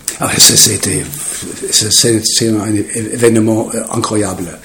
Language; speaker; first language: French; non-native, learner; German